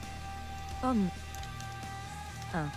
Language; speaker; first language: French; non-native, learner; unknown